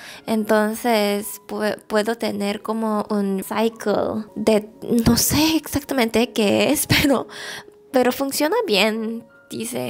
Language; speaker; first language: Spanish; non-native, fluent; Korean